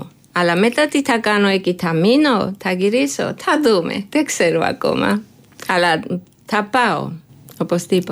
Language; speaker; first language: Greek; non-native, fluent; Georgian